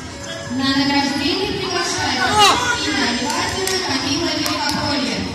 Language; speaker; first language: Russian; native; Russian